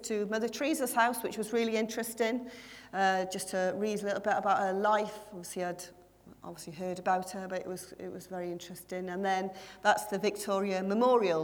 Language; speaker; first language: English; native; English